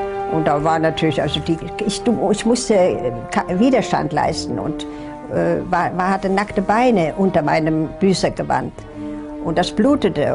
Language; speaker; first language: German; native; German